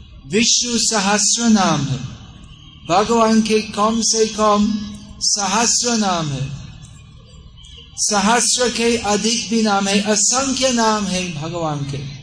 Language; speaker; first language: Hindi; non-native, fluent; English